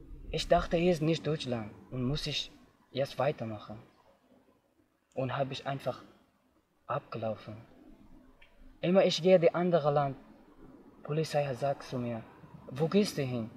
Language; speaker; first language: German; non-native, learner; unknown